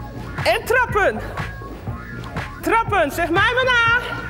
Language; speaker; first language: Dutch; native; Dutch